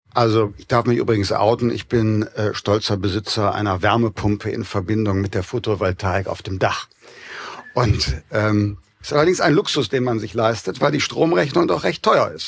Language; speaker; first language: German; native; German